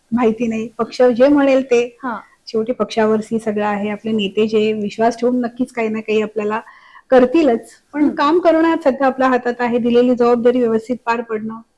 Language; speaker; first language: Marathi; native; Marathi